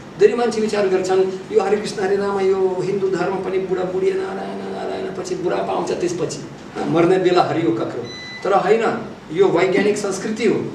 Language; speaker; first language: Nepali; non-native, fluent; Russian